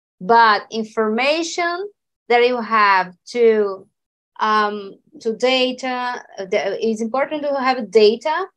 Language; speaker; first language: English; non-native, learner; Portuguese